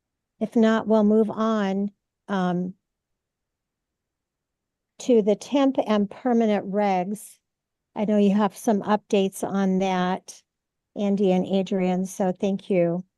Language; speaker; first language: English; native; English